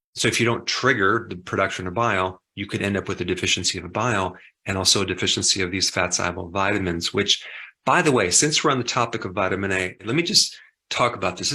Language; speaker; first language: English; native; English